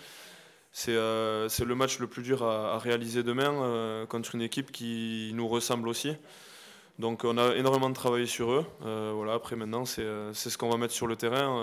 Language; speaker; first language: French; native; French